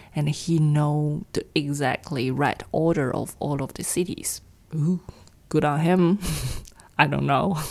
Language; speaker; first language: English; non-native, fluent; Chinese